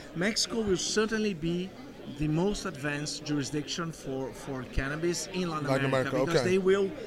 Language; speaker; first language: English; non-native, fluent; Portuguese